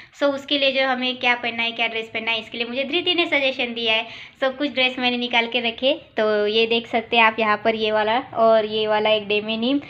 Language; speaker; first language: Hindi; non-native, local second language; Marathi